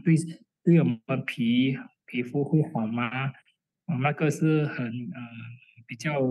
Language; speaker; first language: Chinese; early bilingual, heritage; Chinese